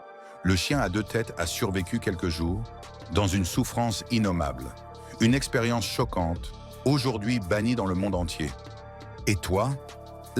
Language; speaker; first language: French; native; French